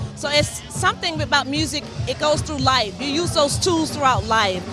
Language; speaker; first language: English; native; English